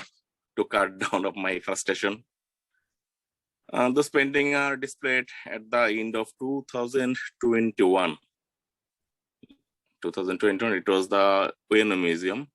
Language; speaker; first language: English; non-native, learner; Bangla